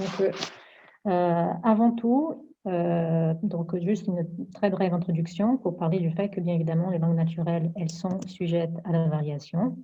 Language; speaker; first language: French; non-native, fluent; Portuguese